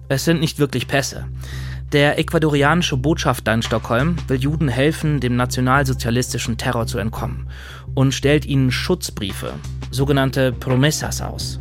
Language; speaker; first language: German; native; German